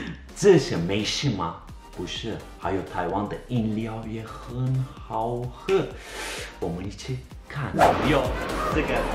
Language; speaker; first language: Chinese; non-native, learner; Turkish